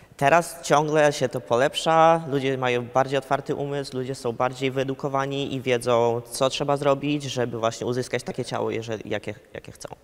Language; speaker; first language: Polish; early bilingual, heritage; Polish